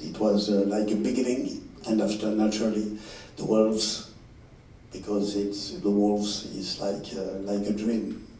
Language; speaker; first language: English; non-native, learner; French